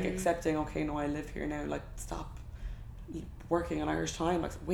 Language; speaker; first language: English; native; English